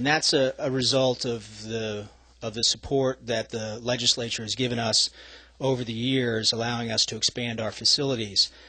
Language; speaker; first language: English; native; English